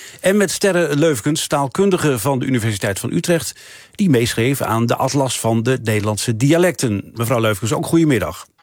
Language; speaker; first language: Dutch; native; Dutch